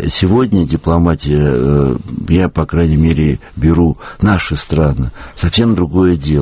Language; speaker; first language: Russian; native; Russian